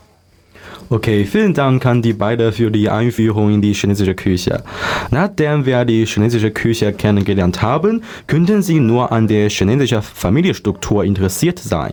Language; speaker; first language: German; non-native, learner; Chinese